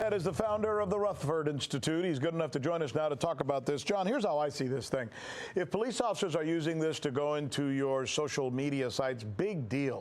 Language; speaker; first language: English; native; English